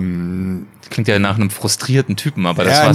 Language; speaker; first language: German; native; German